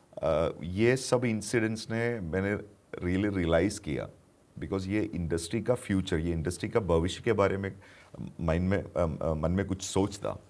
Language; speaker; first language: Hindi; non-native, local second language; Malayalam